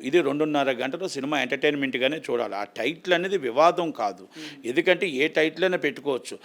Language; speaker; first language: Telugu; native; Telugu